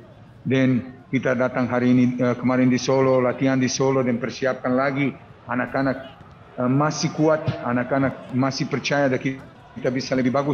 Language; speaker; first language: Indonesian; non-native, fluent; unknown